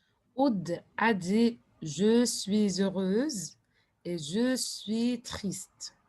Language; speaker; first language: French; non-native, fluent; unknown